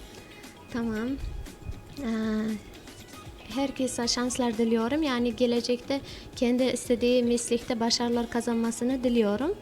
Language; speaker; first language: Turkish; non-native, learner; Uzbek